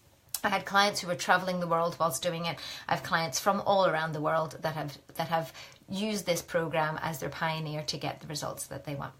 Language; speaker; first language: English; native; English